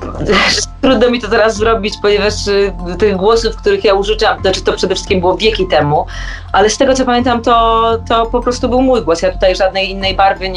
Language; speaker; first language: Polish; native; Polish